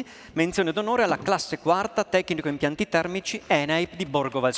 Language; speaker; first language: Italian; native; Italian